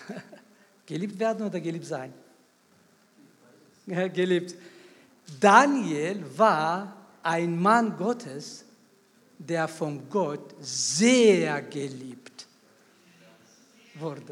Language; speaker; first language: German; non-native, fluent; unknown